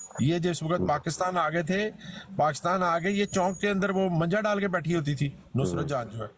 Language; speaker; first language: Urdu; non-native, local second language; Punjabi